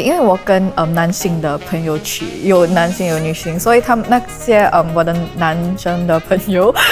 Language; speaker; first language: Chinese; non-native, local second language; English